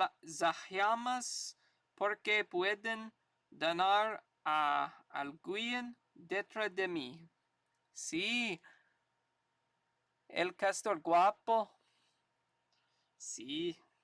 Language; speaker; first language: Spanish; non-native, learner; English